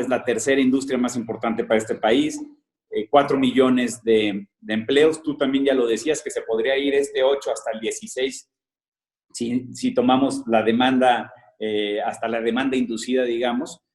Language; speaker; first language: Spanish; native; Spanish